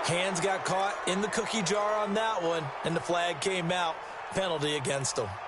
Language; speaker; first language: English; native; English